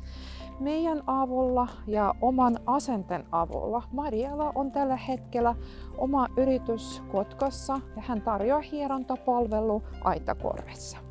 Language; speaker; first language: Finnish; non-native, fluent; Russian